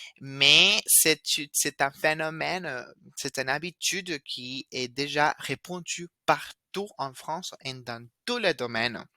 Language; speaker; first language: French; non-native, fluent; Spanish